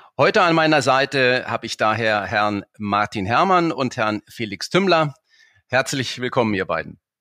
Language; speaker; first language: German; native; German